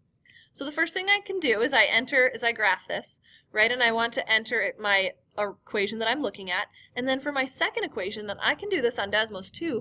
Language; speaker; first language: English; native; English